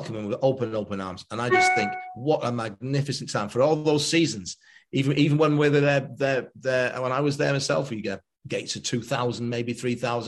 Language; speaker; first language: English; native; English